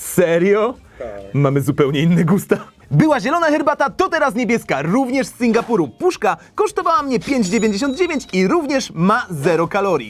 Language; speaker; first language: Polish; native; Polish